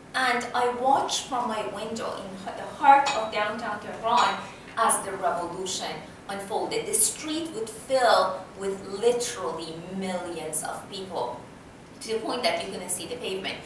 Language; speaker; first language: English; non-native, fluent; Persian